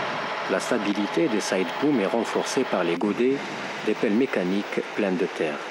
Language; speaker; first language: French; non-native, local second language; Arabic